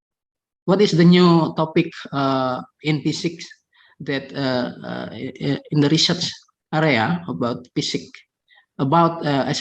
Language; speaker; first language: English; non-native, fluent; Indonesian